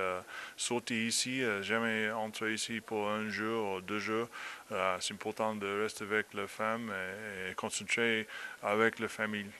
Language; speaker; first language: French; non-native, learner; English